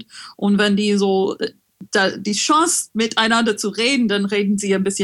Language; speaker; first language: German; non-native, learner; French